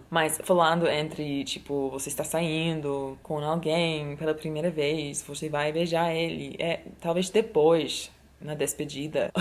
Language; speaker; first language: Portuguese; non-native, fluent; English